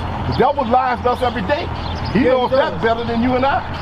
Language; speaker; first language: English; native; English